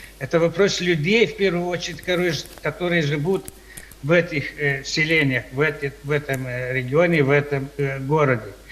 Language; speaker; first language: Russian; non-native, local second language; Romanian